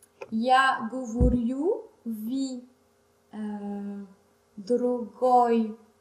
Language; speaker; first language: Russian; non-native, learner; French